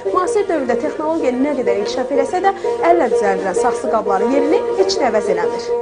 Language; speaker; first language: Azerbaijani; native; Azerbaijani